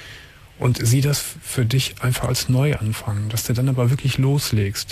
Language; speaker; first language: German; native; German